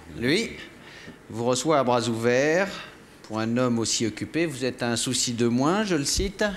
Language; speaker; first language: French; native; French